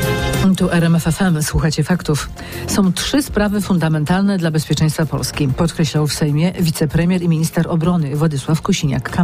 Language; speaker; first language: Polish; native; Polish